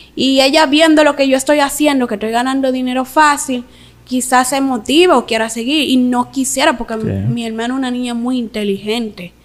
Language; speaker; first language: Spanish; native; Spanish